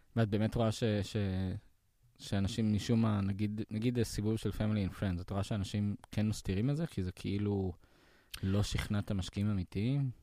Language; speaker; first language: Hebrew; native; Hebrew